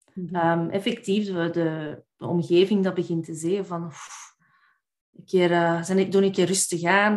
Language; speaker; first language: Dutch; native; Dutch